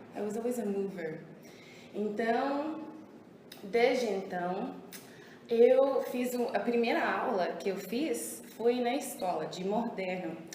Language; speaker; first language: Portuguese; early bilingual, heritage; English